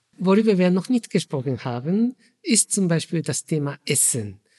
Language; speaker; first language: German; non-native, fluent; Japanese